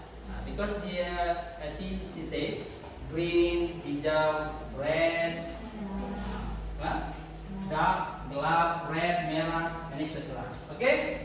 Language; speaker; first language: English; non-native, learner; Indonesian